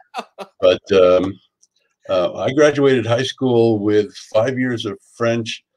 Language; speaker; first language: English; native; English